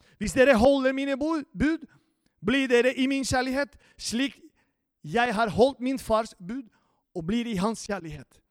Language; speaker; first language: Norwegian; non-native, fluent; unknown